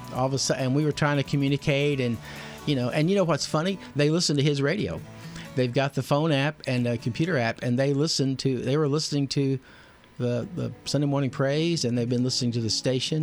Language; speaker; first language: English; native; English